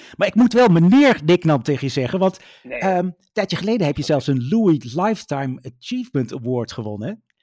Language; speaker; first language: Dutch; native; Dutch